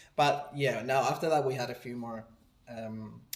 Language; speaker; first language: English; non-native, fluent; Spanish